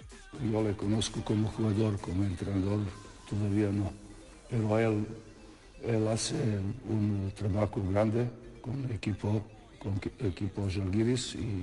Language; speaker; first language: Spanish; non-native, fluent; Serbian